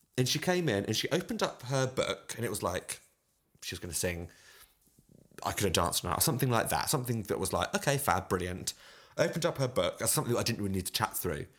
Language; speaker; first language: English; native; English